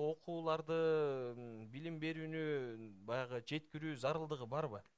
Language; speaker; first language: Kyrgyz; native; Kyrgyz